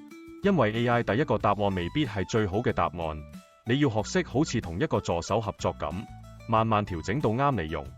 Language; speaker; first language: Cantonese; native; Cantonese